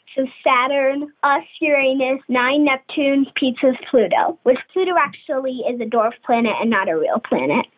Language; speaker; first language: English; native; English